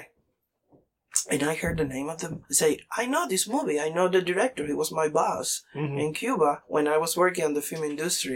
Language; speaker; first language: English; non-native, learner; Spanish